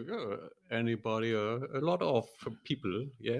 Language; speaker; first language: English; non-native, learner; German